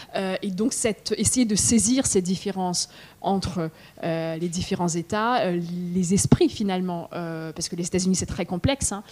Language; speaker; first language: French; non-native, fluent; Russian